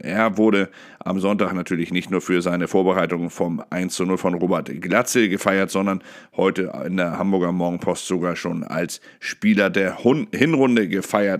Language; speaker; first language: German; native; German